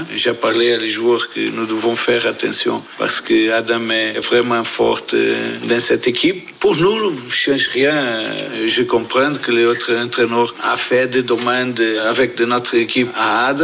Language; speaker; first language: French; non-native, learner; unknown